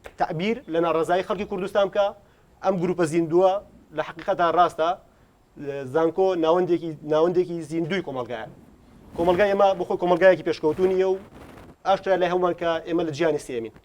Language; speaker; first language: Central Kurdish; native; Central Kurdish